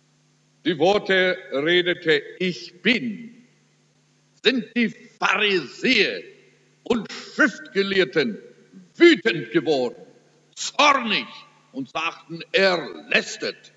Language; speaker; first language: German; early bilingual, heritage; German